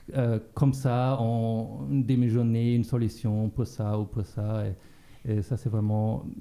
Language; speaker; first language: French; non-native, local second language; Luxembourgish